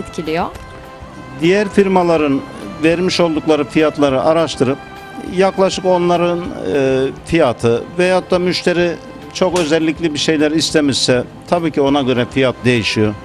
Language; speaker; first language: Turkish; native; Turkish